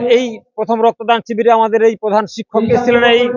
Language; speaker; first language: Bangla; non-native, local second language; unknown